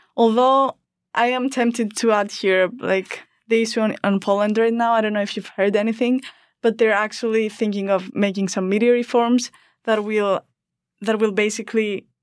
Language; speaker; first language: English; non-native, fluent; Greek